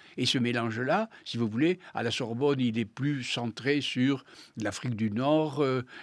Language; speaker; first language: French; native; French